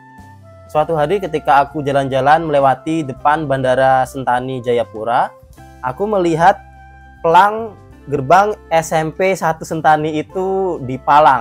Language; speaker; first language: Indonesian; native; Indonesian